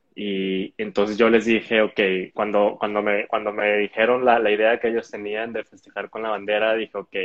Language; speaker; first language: Spanish; native; Spanish